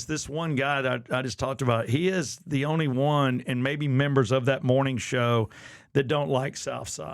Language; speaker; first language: English; native; English